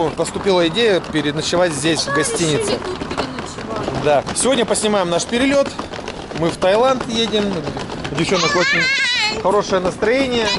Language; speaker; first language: Russian; native; Russian